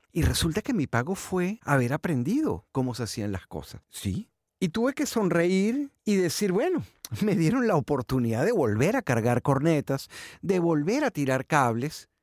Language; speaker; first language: Spanish; native; Spanish